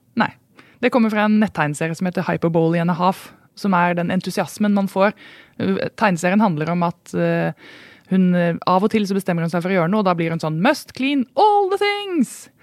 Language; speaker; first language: Norwegian; native; Norwegian